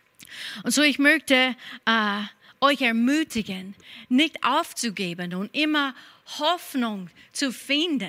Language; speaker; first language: German; non-native, fluent; English